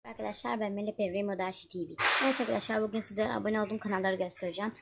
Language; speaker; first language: Turkish; native; Turkish